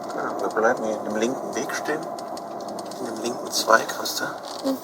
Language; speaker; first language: German; native; German